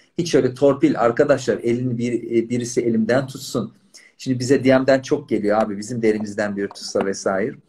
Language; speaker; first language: Turkish; native; Turkish